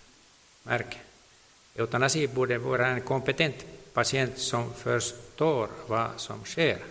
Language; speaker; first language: Swedish; non-native, local second language; Finnish